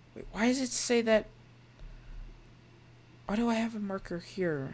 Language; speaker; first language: English; native; English